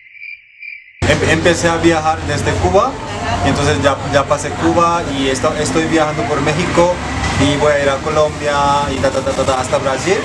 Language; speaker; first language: Spanish; non-native, learner; Korean